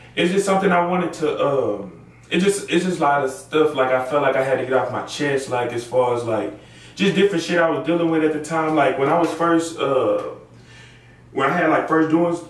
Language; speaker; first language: English; native; English